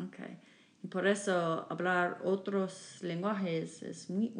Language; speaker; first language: Spanish; non-native, fluent; English